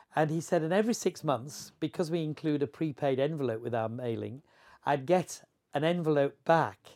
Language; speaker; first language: English; native; English